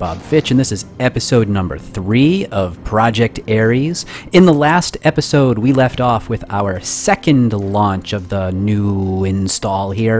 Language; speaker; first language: English; native; English